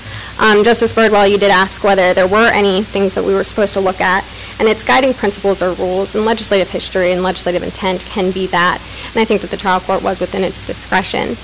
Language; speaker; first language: English; native; English